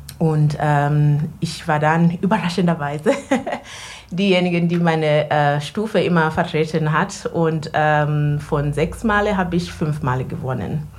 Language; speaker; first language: German; non-native, fluent; Ganda